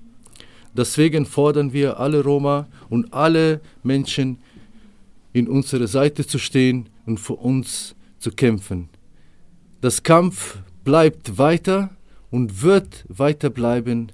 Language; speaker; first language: German; non-native, local second language; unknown